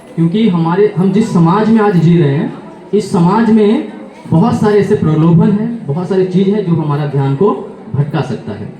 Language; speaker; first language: Hindi; non-native, local second language; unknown